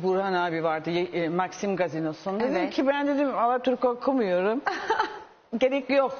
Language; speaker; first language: Turkish; non-native, fluent; English